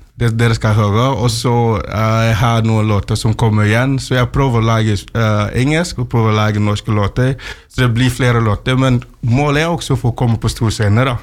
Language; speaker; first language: Norwegian; non-native, fluent; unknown